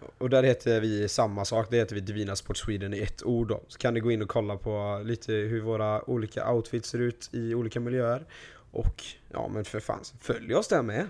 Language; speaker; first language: Swedish; native; Swedish